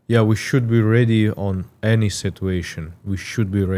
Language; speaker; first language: English; non-native, learner; Russian